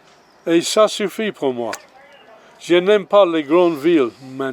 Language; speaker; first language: French; non-native, learner; English